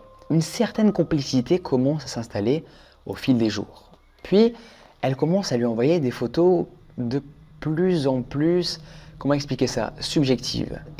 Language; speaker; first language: French; native; French